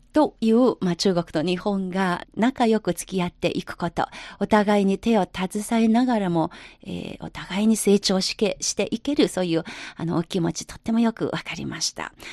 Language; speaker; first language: Japanese; non-native, fluent; Chinese